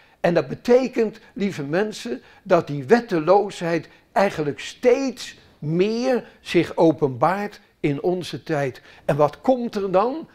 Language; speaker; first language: Dutch; native; Dutch